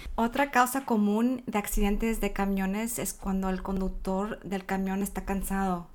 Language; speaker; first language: Spanish; early bilingual, heritage; Spanish